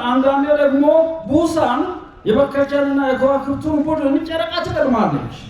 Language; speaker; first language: Amharic; non-native, local second language; Sidamo